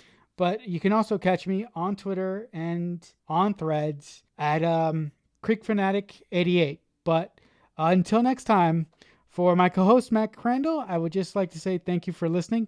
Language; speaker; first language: English; native; English